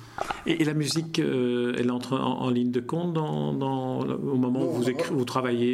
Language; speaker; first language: French; native; French